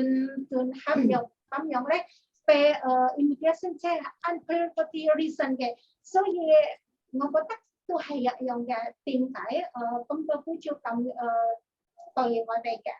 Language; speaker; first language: Cantonese; non-native, learner; Indonesian